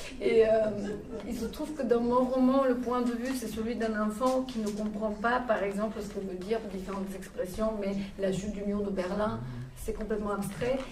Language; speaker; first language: French; non-native, fluent; Bulgarian